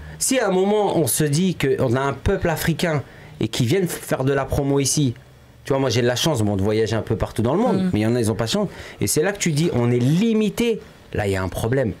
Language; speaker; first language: French; early bilingual, other home language; Arabic